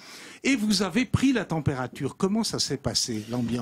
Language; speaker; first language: French; native; French